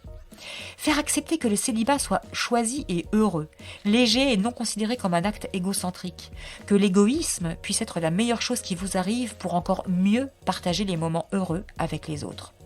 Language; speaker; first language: French; native; French